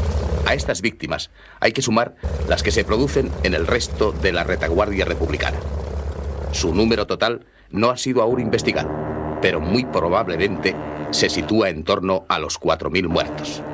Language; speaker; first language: Spanish; native; Spanish